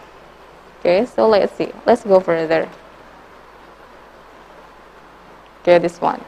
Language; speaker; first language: English; non-native, learner; Indonesian